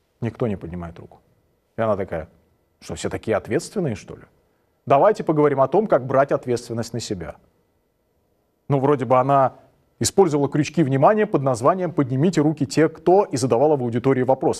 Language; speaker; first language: Russian; native; Russian